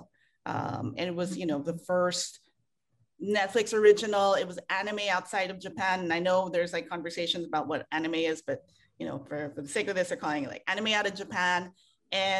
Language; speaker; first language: English; non-native, local second language; Filipino